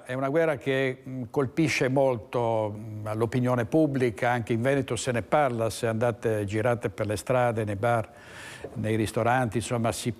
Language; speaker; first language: Italian; native; Italian